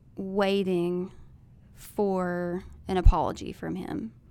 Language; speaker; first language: English; native; English